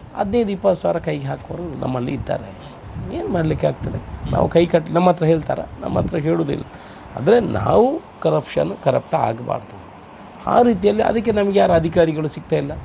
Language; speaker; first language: Kannada; non-native, local second language; Tulu